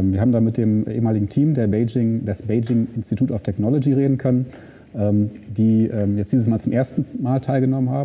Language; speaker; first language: German; native; German